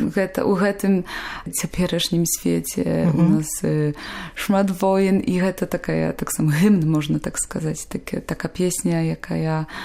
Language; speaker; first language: Belarusian; non-native, local second language; Polish